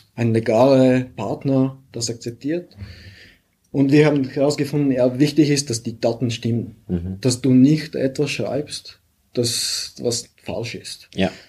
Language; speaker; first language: German; non-native, fluent; Bulgarian